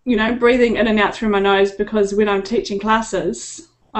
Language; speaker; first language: English; native; English